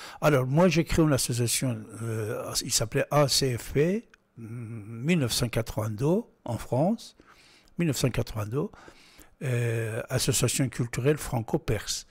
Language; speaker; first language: French; non-native, fluent; Persian